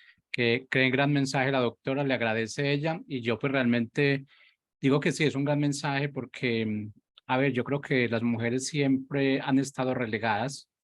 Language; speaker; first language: Spanish; native; Spanish